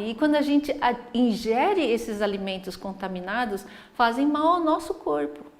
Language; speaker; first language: Portuguese; native; Portuguese